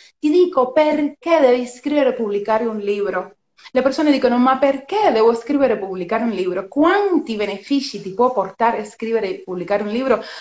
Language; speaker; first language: Italian; non-native, fluent; Spanish